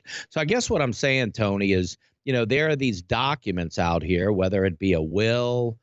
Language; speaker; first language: English; native; English